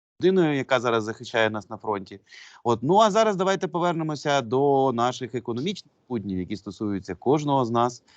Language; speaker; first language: Ukrainian; native; Ukrainian